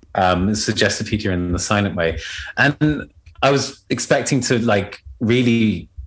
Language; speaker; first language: English; native; English